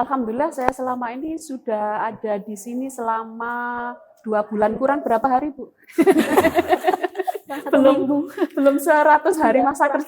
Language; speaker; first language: Indonesian; native; Indonesian